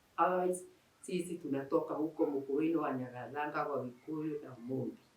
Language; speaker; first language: Swahili; non-native, local second language; Kikuyu